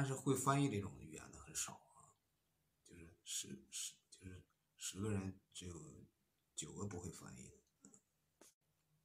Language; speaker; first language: Chinese; native; Chinese